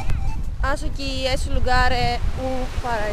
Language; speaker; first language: Portuguese; non-native, learner; Greek